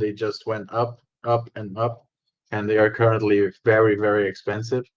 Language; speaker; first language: English; non-native, fluent; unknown